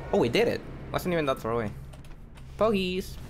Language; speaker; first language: English; non-native, fluent; Spanish